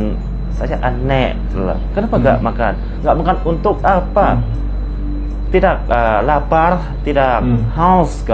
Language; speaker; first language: Indonesian; non-native, fluent; Lao